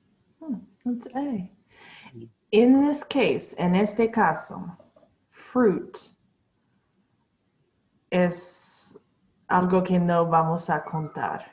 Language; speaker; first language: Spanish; non-native, fluent; English